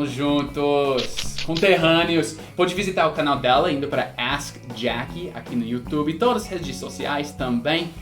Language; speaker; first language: Portuguese; non-native, fluent; English